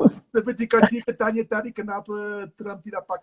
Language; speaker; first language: Indonesian; non-native, fluent; English